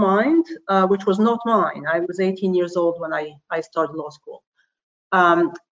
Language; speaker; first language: English; non-native, fluent; French